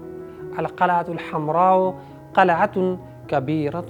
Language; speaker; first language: Arabic; non-native, fluent; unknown